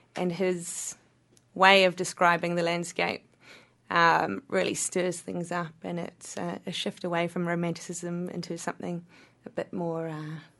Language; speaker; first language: English; native; English